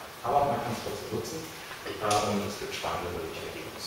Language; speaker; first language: German; native; German